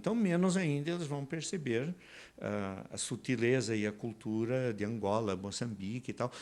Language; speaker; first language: Portuguese; native; Portuguese